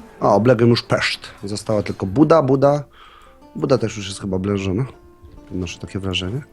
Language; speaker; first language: Polish; native; Polish